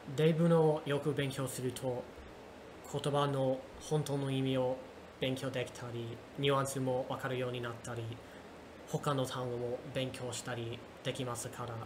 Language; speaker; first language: Japanese; non-native, learner; English